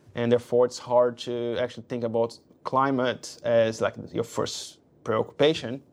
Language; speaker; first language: English; non-native, fluent; Portuguese